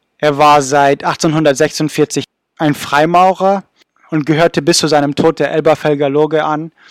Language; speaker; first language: German; non-native, fluent; English